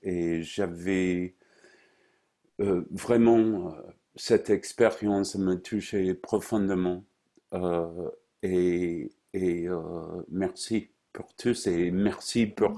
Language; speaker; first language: French; non-native, fluent; English